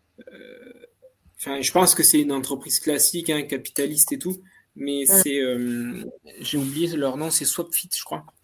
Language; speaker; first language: French; native; French